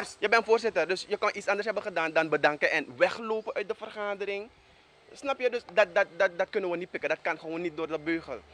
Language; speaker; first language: Dutch; native; Dutch